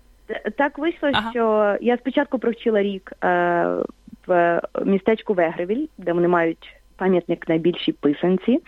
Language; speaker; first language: Ukrainian; native; Ukrainian